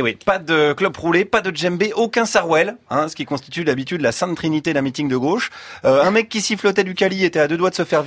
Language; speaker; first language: French; native; French